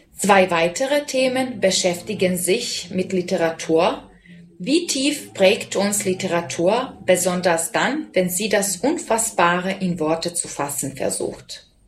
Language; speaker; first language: German; non-native, fluent; Serbian